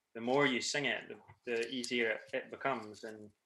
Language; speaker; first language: English; native; English